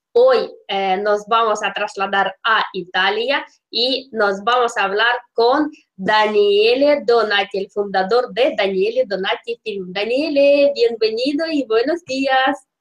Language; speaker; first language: Spanish; non-native, fluent; Russian